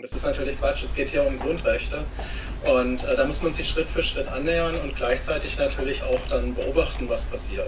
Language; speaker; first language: German; native; German